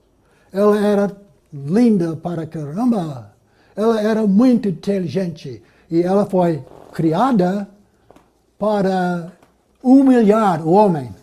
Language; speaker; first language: Portuguese; non-native, fluent; English